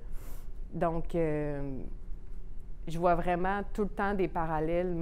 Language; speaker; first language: French; native; French